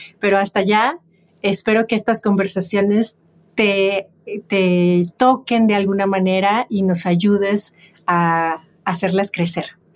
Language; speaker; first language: Spanish; native; Spanish